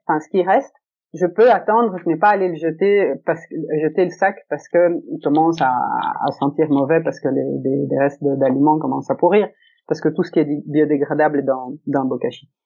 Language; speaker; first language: French; early bilingual, other home language; Italian